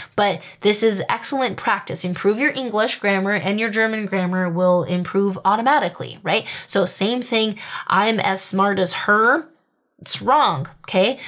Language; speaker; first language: English; native; English